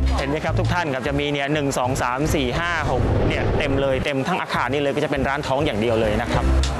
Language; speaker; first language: Thai; non-native, fluent; Khmer